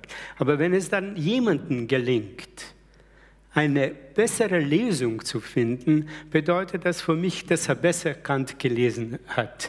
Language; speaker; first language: German; early bilingual, other home language; Slovenian